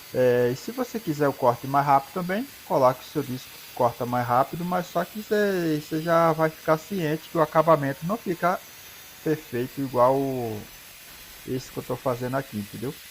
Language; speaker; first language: Portuguese; native; Portuguese